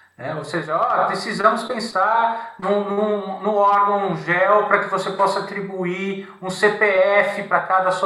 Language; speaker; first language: Portuguese; native; Portuguese